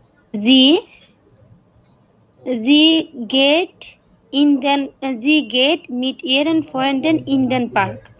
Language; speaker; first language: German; non-native, learner; Bangla